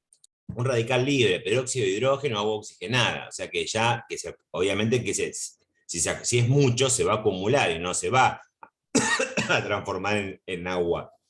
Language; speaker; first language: Spanish; native; Spanish